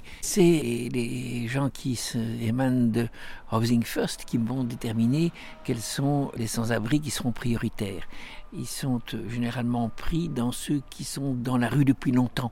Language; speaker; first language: French; native; French